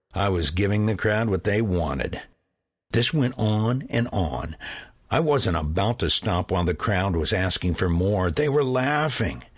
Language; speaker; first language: English; native; English